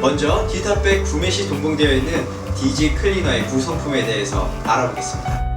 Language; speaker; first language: Korean; native; Korean